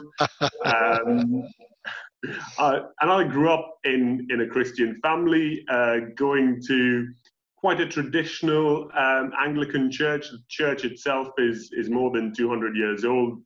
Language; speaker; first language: English; native; English